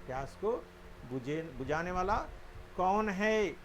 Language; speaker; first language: Hindi; non-native, local second language; Telugu